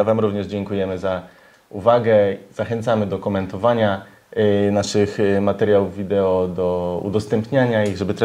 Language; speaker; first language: Polish; native; Polish